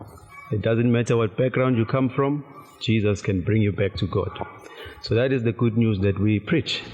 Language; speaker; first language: English; non-native, local second language; Zulu